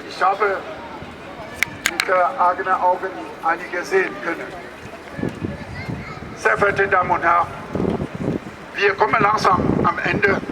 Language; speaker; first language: German; non-native, learner; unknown